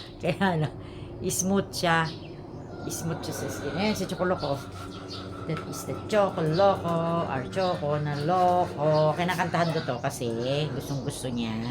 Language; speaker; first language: Filipino; non-native, local second language; Cebuano